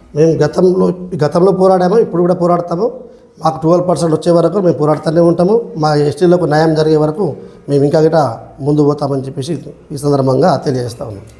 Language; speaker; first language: Telugu; non-native, local second language; Lambadi